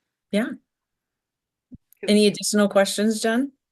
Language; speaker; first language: English; native; English